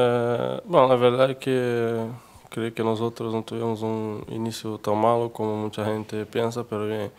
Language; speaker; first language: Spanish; non-native, fluent; Portuguese